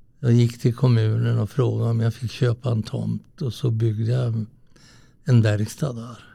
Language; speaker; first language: Swedish; early bilingual, other home language; Italian